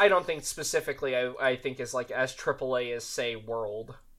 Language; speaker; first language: English; native; English